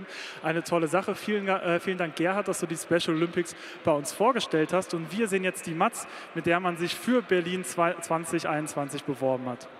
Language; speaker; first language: German; native; German